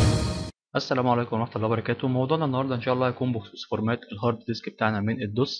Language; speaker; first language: Arabic; native; Arabic